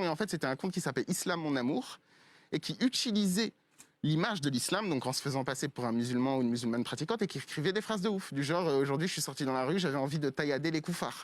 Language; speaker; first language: French; native; French